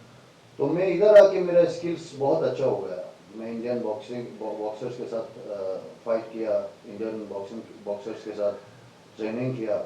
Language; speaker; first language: Hindi; non-native, fluent; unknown